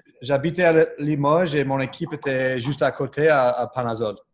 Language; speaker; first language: French; non-native, learner; English